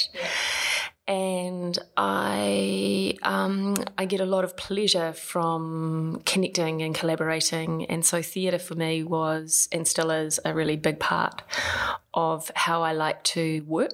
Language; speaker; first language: English; native; English